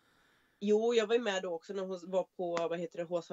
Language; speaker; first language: Swedish; native; Swedish